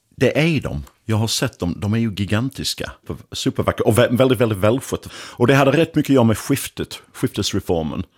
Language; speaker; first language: Swedish; non-native, fluent; English